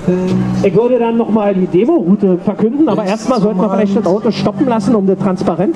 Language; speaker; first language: German; native; German